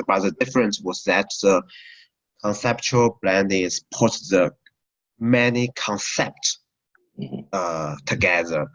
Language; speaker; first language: English; non-native, learner; Chinese